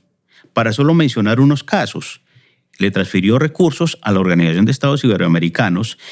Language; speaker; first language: Spanish; native; Spanish